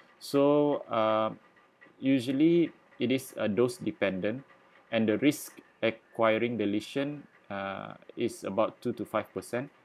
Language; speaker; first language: English; non-native, local second language; Malay